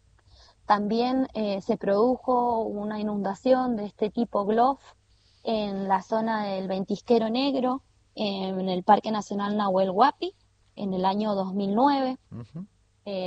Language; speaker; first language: Spanish; native; Spanish